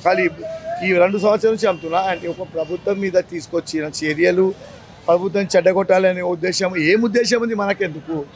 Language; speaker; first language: Telugu; non-native, local second language; Gujarati